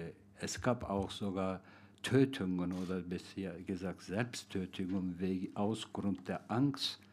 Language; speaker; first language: German; non-native, fluent; Turkish